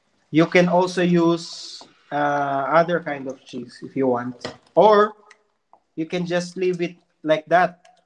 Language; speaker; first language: English; non-native, local second language; Filipino